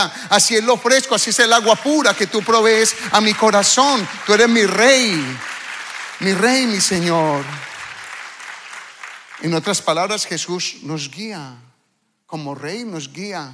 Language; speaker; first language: Spanish; native; Spanish